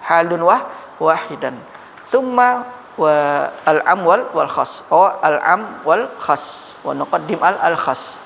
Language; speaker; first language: Arabic; non-native, learner; Malay